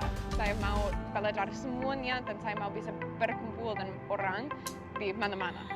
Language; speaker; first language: Indonesian; non-native, learner; English